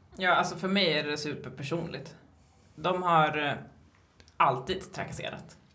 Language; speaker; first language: Swedish; native; Swedish